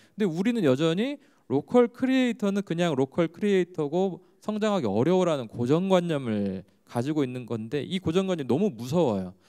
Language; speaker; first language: Korean; native; Korean